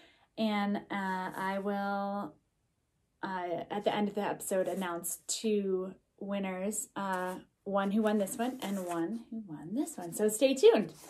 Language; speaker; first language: English; native; English